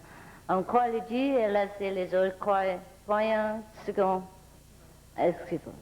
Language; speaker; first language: French; non-native, fluent; Vietnamese